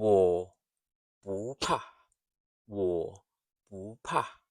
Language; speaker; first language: Chinese; non-native, fluent; English